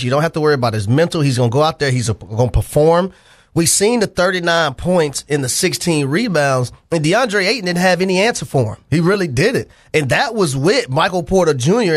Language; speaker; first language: English; native; English